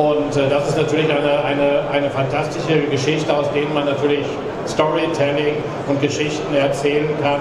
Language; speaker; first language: German; native; German